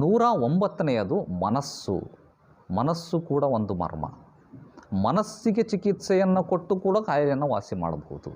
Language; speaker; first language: Kannada; native; Kannada